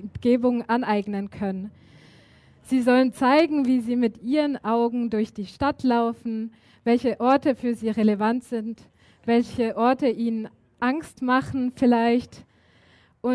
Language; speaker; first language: German; native; German